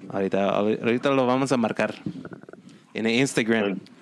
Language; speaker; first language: Spanish; non-native, learner; English